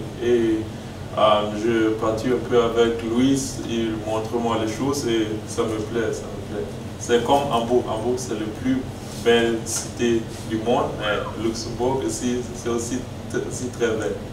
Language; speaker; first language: French; non-native, learner; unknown